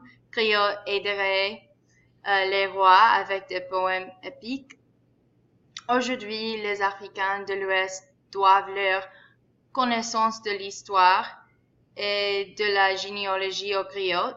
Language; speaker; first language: French; non-native, learner; English